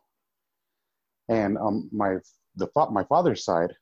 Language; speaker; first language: English; native; English